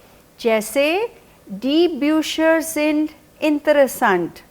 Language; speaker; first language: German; non-native, fluent; Hindi